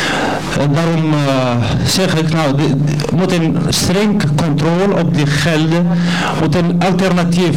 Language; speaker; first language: Dutch; non-native, learner; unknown